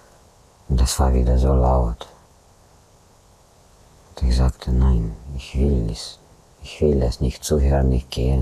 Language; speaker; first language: German; non-native, fluent; Russian